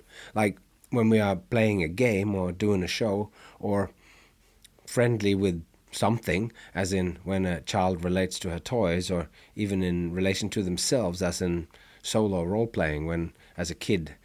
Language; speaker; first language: English; non-native, fluent; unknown